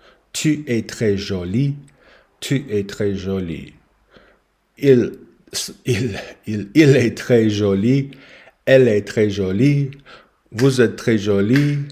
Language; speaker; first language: French; non-native, learner; English